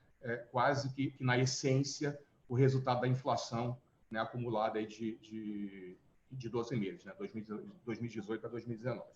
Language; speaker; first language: Portuguese; native; Portuguese